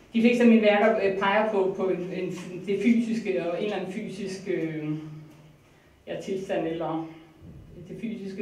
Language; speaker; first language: Danish; native; Danish